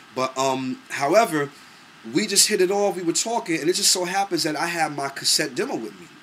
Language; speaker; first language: English; native; English